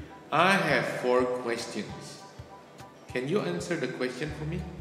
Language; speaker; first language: English; non-native, fluent; Indonesian